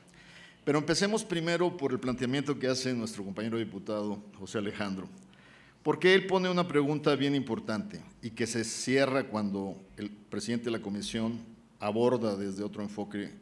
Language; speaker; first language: Spanish; native; Spanish